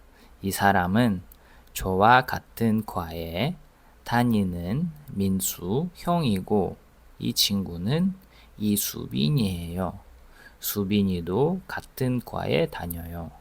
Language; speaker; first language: Korean; non-native, fluent; Russian